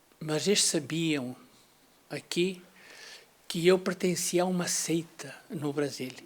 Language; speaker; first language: Portuguese; native; Portuguese